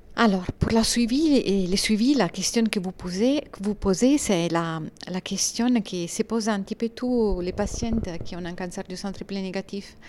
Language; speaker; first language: French; non-native, fluent; Italian